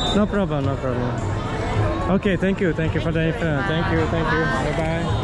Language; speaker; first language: English; non-native, learner; Slovak